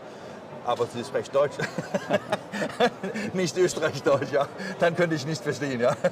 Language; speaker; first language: German; non-native, learner; Danish